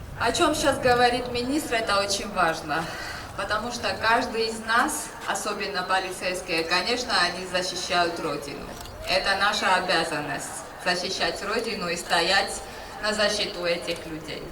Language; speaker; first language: Russian; non-native, fluent; Georgian